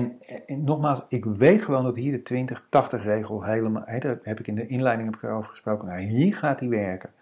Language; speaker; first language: Dutch; native; Dutch